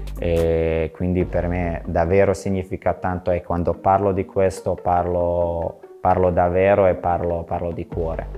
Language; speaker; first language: Italian; non-native, fluent; Serbian